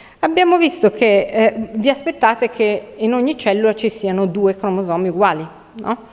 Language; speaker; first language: Italian; native; Italian